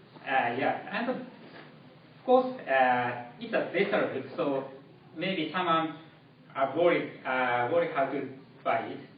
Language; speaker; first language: English; non-native, learner; Japanese